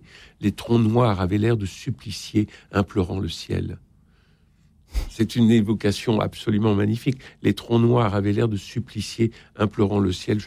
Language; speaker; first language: French; native; French